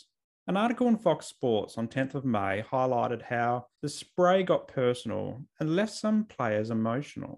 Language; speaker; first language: English; native; English